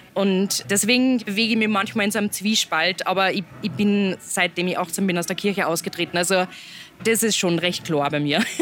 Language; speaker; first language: German; native; German